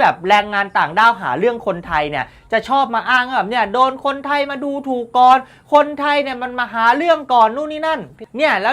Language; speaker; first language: Thai; native; Thai